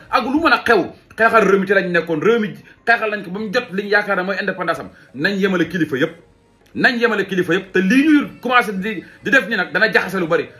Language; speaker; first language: Wolof; native; Wolof